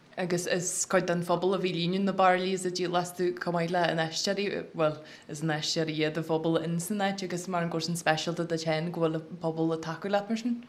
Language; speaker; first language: Irish; native; Irish